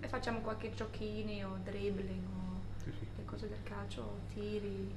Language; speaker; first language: Italian; non-native, fluent; English